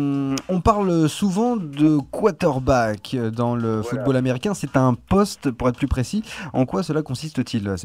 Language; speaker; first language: French; native; French